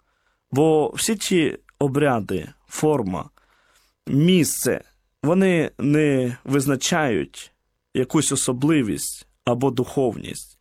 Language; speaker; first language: Ukrainian; native; Ukrainian